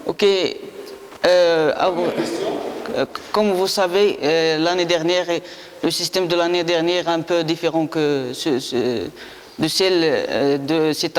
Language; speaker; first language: French; non-native, local second language; Arabic